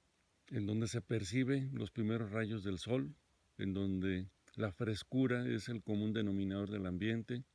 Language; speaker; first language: Spanish; native; Spanish